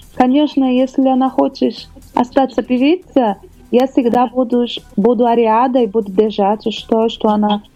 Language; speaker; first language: Russian; non-native, learner; Portuguese